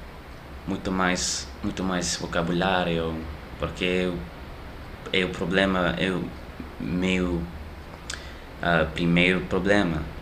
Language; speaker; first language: Portuguese; non-native, learner; French